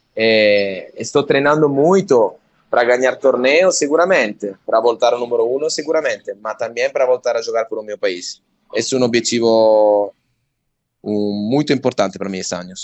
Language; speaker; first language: Portuguese; non-native, learner; Italian